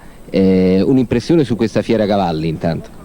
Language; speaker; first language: Italian; native; Italian